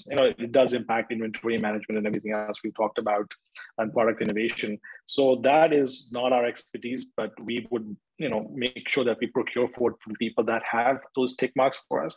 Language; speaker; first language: English; non-native, local second language; Hindi